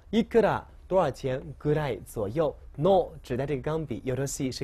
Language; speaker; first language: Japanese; non-native, fluent; Chinese